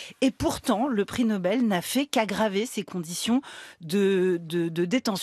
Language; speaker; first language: French; native; French